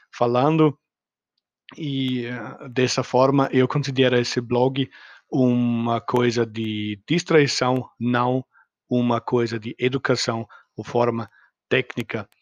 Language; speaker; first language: Portuguese; non-native, fluent; German